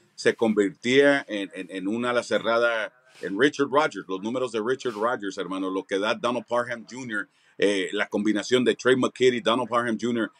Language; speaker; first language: Spanish; early bilingual, heritage; Spanish